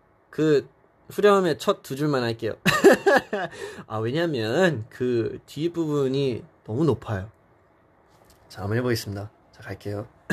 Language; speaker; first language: Korean; non-native, fluent; English